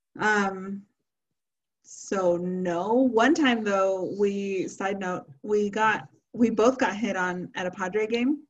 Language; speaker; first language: English; early bilingual, other home language; Spanish